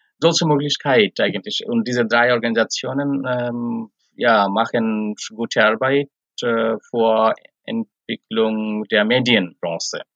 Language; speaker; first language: German; non-native, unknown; Bangla